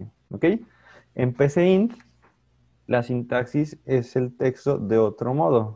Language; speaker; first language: Spanish; native; Spanish